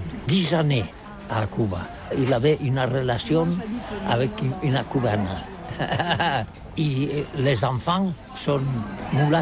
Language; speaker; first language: French; non-native, learner; Catalan